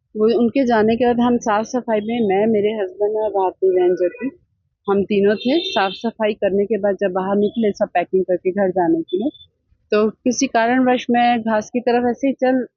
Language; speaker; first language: Hindi; non-native, local second language; Gujarati